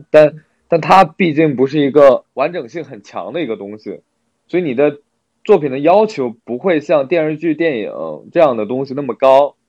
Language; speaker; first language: Chinese; non-native, local second language; Korean